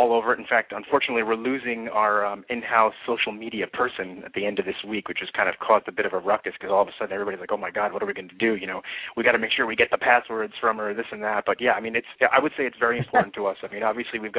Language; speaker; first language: English; native; English